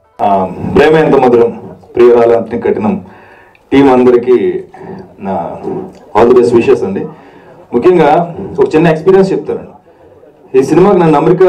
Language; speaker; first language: Telugu; native; Telugu